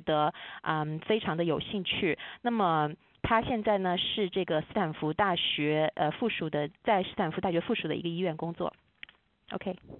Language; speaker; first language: Chinese; native; Chinese